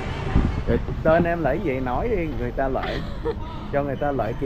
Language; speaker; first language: Vietnamese; early bilingual, heritage; Vietnamese